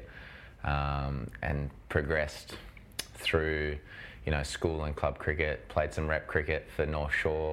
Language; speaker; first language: English; native; English